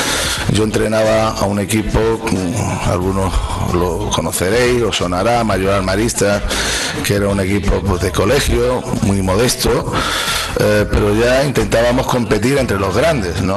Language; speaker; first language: Spanish; native; Spanish